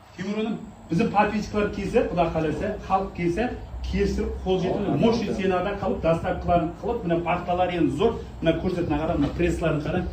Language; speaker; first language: Uzbek; non-native, local second language; Kara-Kalpak